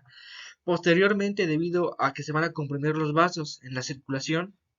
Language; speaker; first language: Spanish; native; Spanish